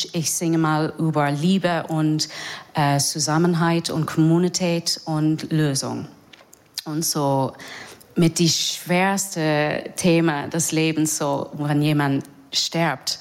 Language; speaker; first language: German; non-native, learner; English